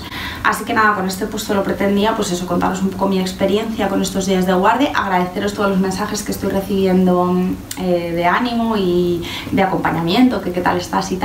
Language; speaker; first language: Spanish; native; Spanish